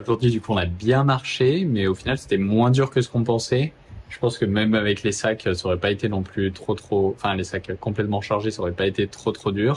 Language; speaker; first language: French; native; French